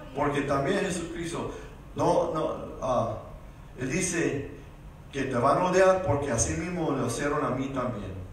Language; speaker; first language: Spanish; early bilingual, heritage; Spanish